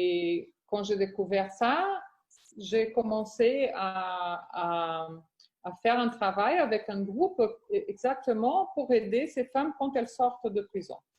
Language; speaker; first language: French; non-native, fluent; Portuguese